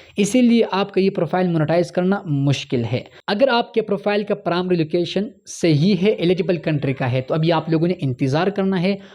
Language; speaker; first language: Urdu; non-native, local second language; Punjabi